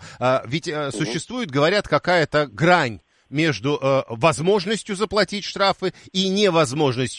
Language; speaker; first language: Russian; native; Russian